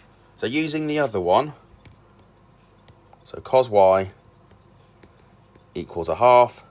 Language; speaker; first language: English; native; English